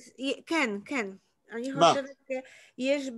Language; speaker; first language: Hebrew; non-native, learner; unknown